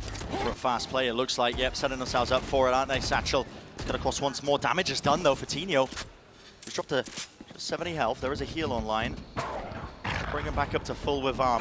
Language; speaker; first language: English; native; English